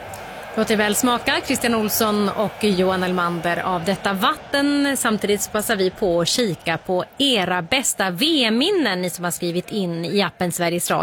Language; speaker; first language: Swedish; native; Swedish